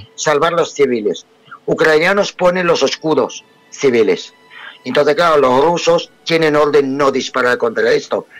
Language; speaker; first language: Spanish; non-native, fluent; Russian